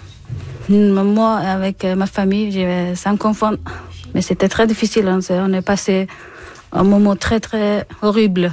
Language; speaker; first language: French; non-native, learner; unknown